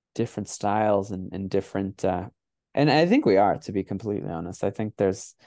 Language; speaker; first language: English; native; English